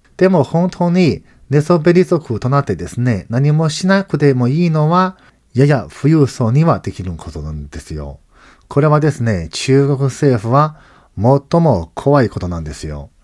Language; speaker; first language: Japanese; non-native, fluent; Chinese